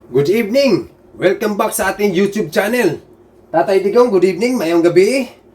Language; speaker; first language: Filipino; non-native, local second language; Cebuano